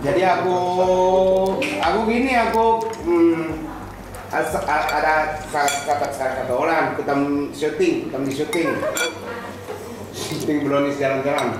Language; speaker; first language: Indonesian; non-native, learner; Japanese